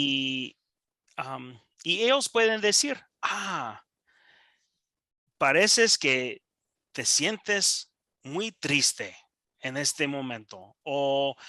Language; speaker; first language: Spanish; non-native, learner; English